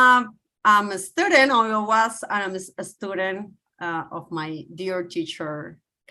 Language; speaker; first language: English; non-native, learner; Spanish